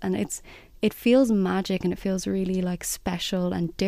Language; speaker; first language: English; native; English